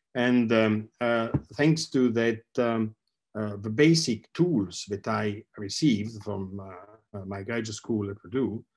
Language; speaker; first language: English; non-native, fluent; Italian